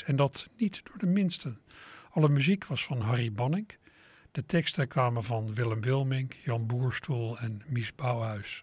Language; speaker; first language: Dutch; native; Dutch